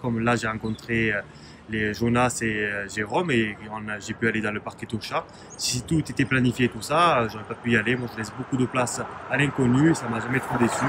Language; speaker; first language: French; native; French